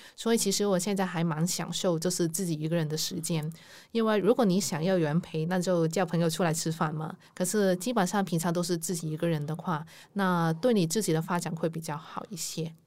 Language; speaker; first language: Chinese; non-native, local second language; Cantonese